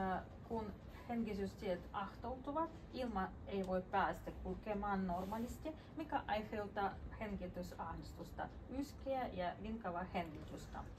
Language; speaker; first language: Finnish; non-native, fluent; Russian